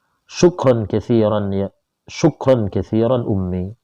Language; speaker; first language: Arabic; non-native, fluent; Indonesian